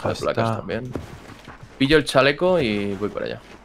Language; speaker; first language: Spanish; native; Spanish